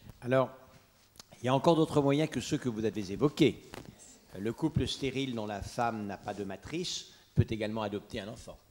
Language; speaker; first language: French; native; French